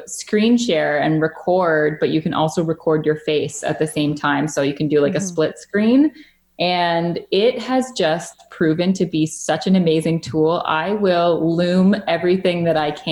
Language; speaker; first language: English; native; English